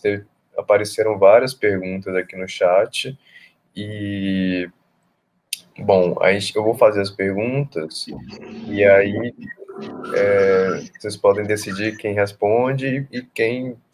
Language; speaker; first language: Portuguese; native; Portuguese